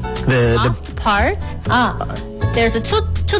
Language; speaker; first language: English; non-native, learner; Korean